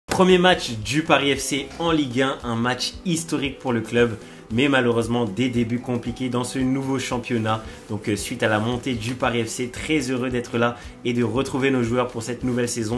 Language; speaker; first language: French; native; French